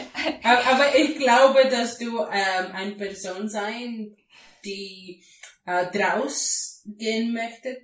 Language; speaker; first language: German; non-native, learner; Greek